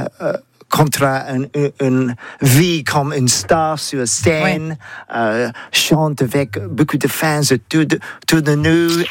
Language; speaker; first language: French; non-native, learner; English